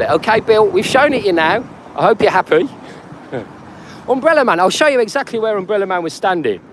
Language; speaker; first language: English; native; English